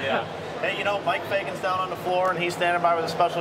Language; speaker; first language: English; native; English